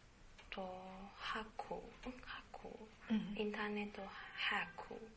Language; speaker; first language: Japanese; non-native, learner; Chinese